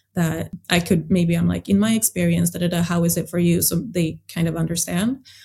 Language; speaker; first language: English; early bilingual, other home language; Swedish